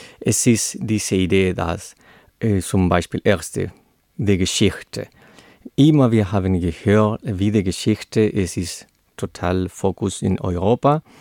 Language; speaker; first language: German; non-native, learner; Spanish